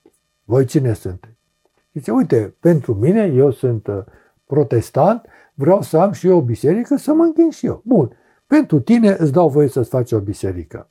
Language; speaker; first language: Romanian; native; Romanian